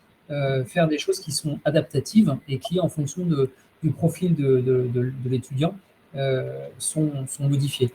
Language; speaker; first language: French; native; French